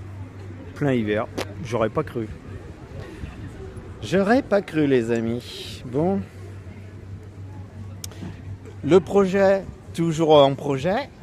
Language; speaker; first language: French; native; French